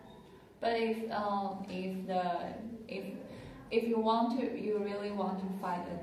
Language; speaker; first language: English; non-native, learner; Chinese